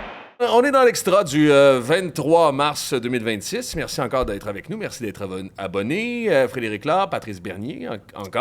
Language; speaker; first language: French; native; French